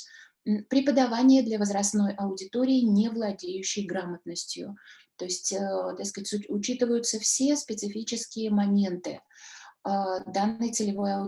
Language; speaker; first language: Russian; native; Russian